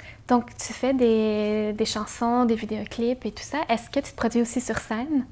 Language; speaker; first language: French; native; French